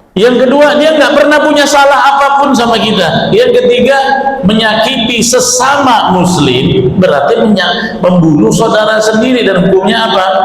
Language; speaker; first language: Indonesian; native; Indonesian